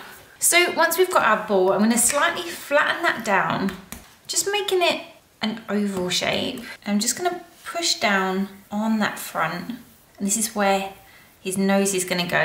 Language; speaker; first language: English; native; English